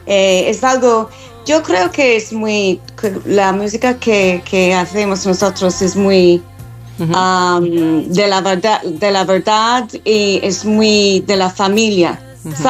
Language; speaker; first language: Spanish; non-native, fluent; English